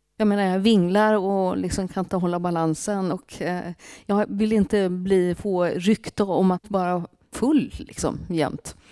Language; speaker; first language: Swedish; native; Swedish